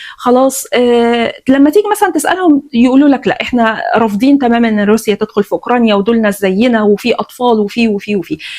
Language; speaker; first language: Egyptian Arabic; native; Egyptian Arabic